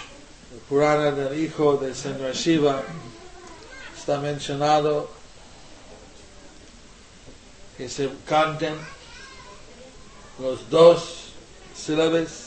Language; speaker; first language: Spanish; non-native, learner; English